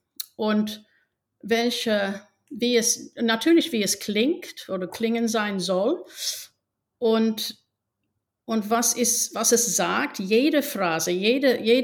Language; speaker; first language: German; non-native, fluent; English